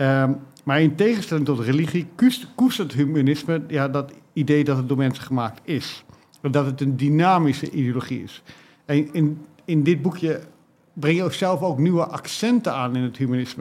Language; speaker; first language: Dutch; native; Dutch